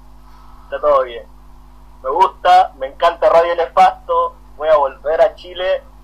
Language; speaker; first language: Spanish; native; Spanish